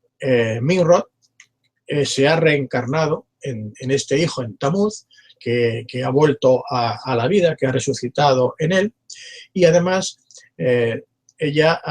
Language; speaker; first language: Spanish; native; Spanish